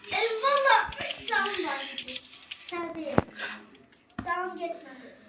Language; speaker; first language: Turkish; non-native, learner; Azerbaijani